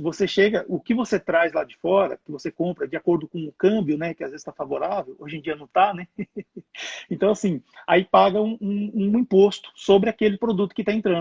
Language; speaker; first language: Portuguese; native; Portuguese